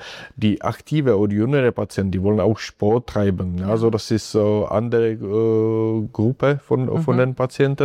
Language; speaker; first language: German; non-native, fluent; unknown